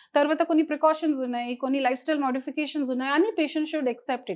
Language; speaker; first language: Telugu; non-native, fluent; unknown